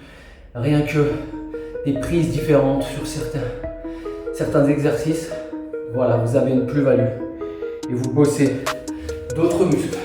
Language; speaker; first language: French; native; French